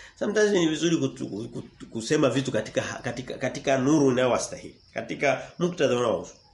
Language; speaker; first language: Swahili; native; Swahili